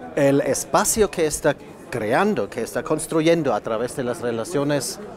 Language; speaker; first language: Spanish; non-native, fluent; German